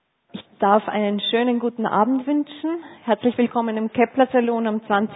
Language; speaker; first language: German; native; German